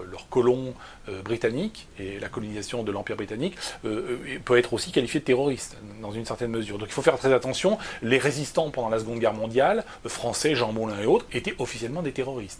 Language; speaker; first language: French; native; French